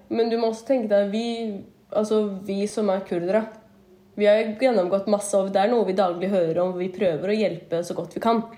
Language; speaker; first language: Norwegian; native; Norwegian